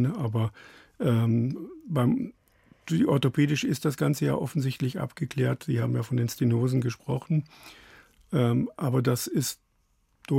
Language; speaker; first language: German; native; German